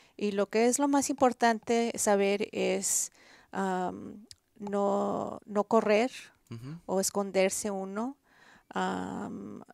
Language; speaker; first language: Spanish; early bilingual, heritage; Spanish